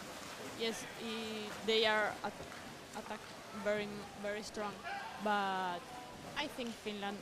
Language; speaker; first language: English; non-native, learner; Spanish